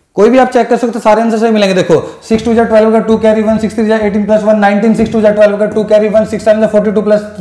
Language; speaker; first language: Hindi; non-native, local second language; Punjabi